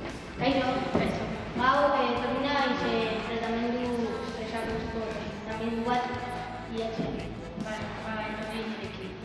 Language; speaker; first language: Basque; non-native, local second language; Spanish